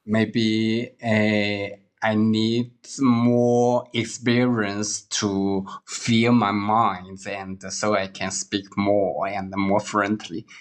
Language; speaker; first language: English; non-native, learner; Chinese